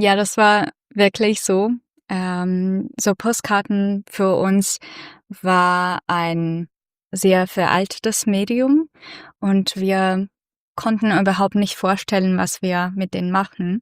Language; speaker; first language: German; non-native, fluent; Russian